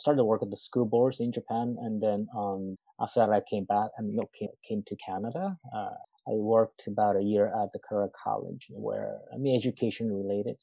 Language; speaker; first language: English; non-native, fluent; Japanese